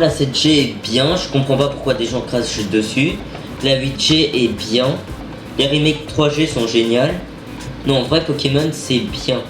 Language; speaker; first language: French; native; French